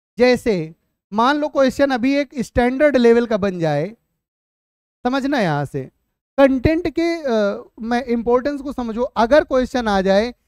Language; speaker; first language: Hindi; native; Hindi